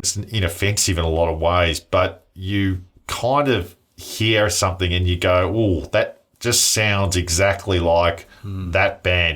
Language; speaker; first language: English; native; English